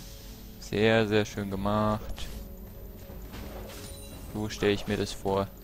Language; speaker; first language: German; native; German